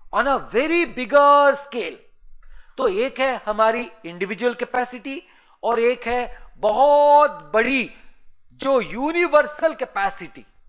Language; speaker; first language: Hindi; native; Hindi